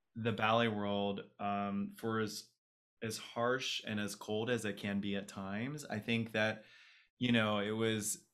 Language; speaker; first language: English; native; English